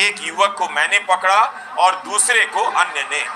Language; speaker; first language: Hindi; native; Hindi